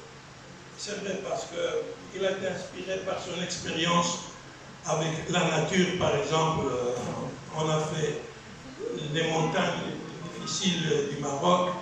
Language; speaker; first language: French; non-native, local second language; Arabic